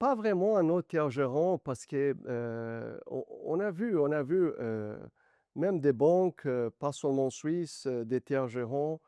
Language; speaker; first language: French; non-native, fluent; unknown